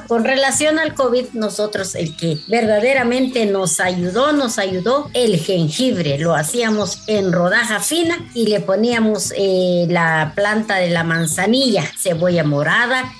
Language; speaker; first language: Spanish; non-native, local second language; Kʼicheʼ